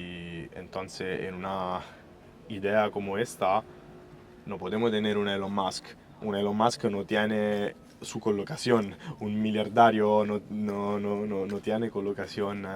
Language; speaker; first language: Spanish; non-native, fluent; Italian